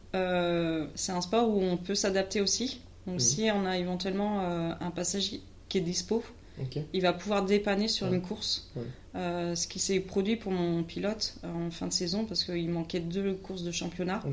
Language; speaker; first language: French; native; French